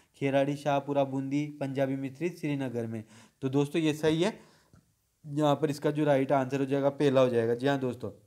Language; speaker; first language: Hindi; native; Hindi